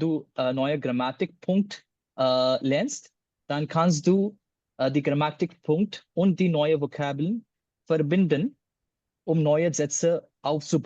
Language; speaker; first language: German; non-native, learner; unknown